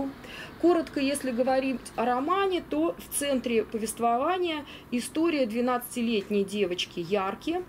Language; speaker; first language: Russian; native; Russian